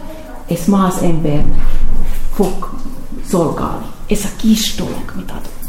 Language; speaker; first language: Hungarian; non-native, learner; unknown